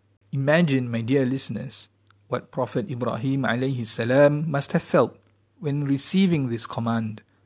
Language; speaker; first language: English; non-native, local second language; Malay